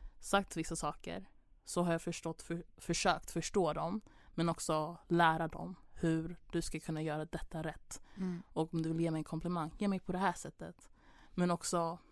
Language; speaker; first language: Swedish; early bilingual, other home language; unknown